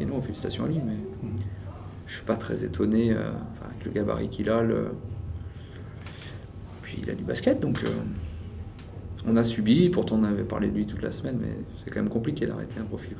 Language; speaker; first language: French; native; French